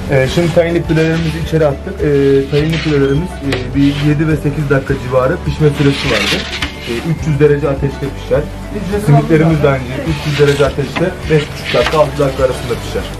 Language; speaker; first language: Turkish; native; Turkish